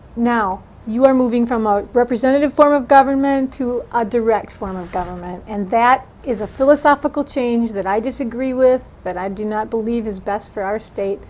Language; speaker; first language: English; native; English